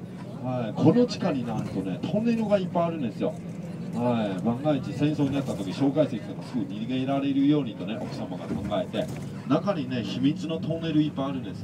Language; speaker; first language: Japanese; non-native, fluent; Chinese